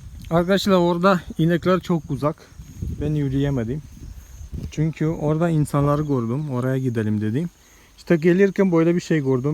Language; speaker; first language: Turkish; non-native, fluent; Malayalam